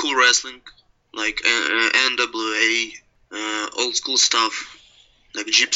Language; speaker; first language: English; non-native, learner; Russian